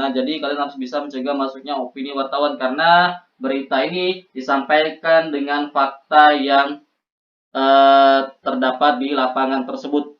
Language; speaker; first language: Indonesian; native; Indonesian